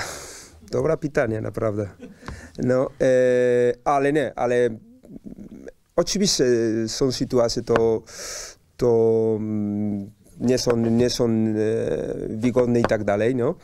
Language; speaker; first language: Polish; non-native, learner; Spanish